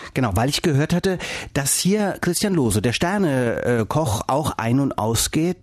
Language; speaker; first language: German; native; German